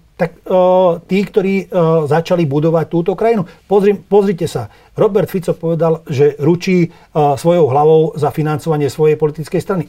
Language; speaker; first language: Slovak; non-native, local second language; Hungarian